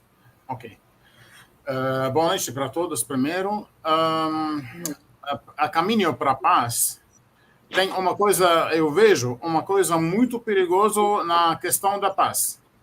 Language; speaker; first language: Portuguese; non-native, fluent; Arabic